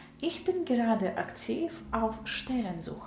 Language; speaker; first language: German; non-native, fluent; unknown